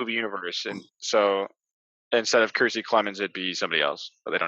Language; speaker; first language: English; native; English